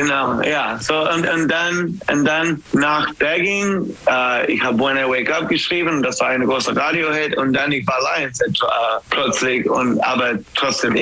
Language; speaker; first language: German; non-native, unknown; English